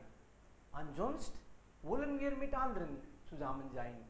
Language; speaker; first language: German; non-native, fluent; Hindi